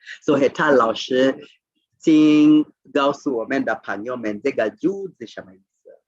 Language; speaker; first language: Chinese; non-native, fluent; Swahili